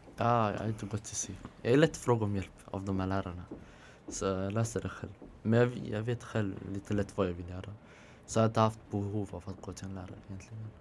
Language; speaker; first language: Swedish; native; Swedish